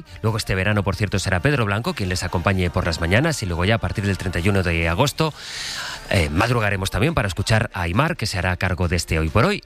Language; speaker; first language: Spanish; native; Spanish